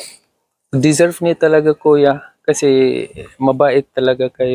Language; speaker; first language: Filipino; non-native, learner; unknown